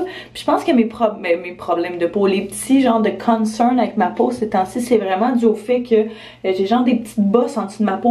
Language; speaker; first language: French; native; French